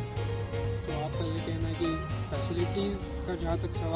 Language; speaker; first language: Hindi; native; Hindi